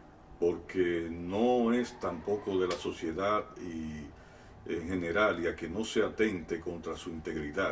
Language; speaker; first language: Spanish; native; Spanish